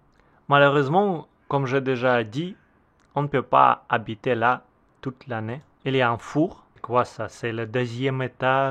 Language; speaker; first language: French; non-native, learner; Russian